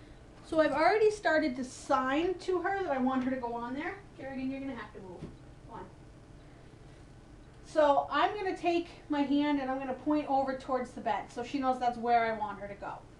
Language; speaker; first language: English; native; English